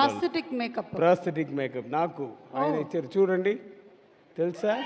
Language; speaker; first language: Telugu; non-native, learner; Tamil